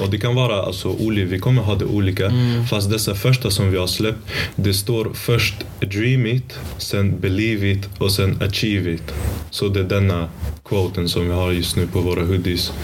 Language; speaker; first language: Swedish; early bilingual, other home language; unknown